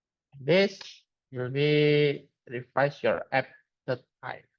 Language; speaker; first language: English; non-native, learner; Indonesian